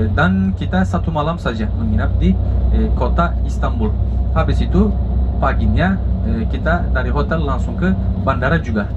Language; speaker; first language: Indonesian; non-native, fluent; Turkish